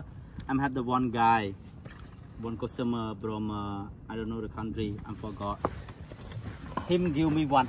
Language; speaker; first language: English; non-native, learner; Khmer